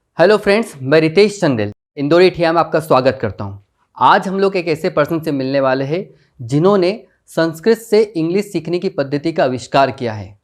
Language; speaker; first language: Hindi; native; Hindi